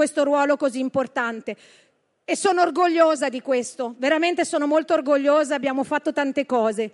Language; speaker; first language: Italian; native; Italian